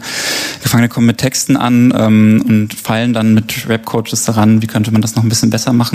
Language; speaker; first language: German; native; German